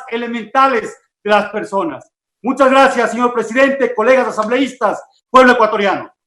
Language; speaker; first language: Spanish; native; Spanish